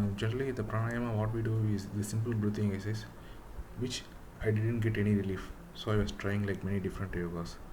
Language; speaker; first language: English; non-native, local second language; Tamil